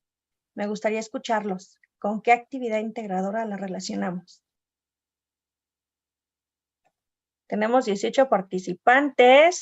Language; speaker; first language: Spanish; native; Spanish